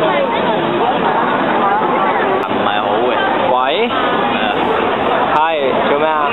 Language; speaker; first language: Cantonese; native; Cantonese